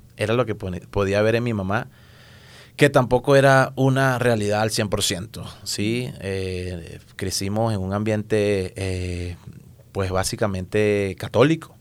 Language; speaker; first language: Spanish; native; Spanish